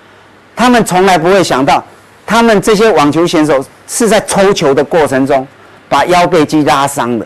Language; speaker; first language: Chinese; native; Chinese